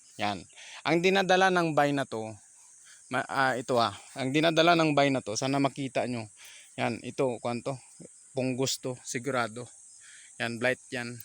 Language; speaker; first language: Filipino; native; Filipino